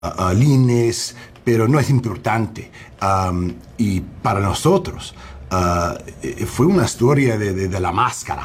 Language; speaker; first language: Spanish; early bilingual, heritage; English